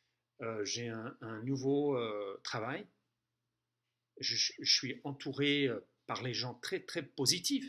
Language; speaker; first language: French; non-native, fluent; English